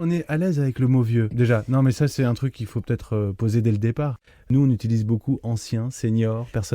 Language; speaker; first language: French; native; French